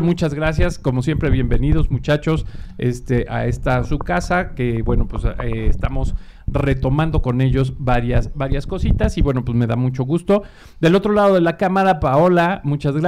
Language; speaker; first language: Spanish; native; Spanish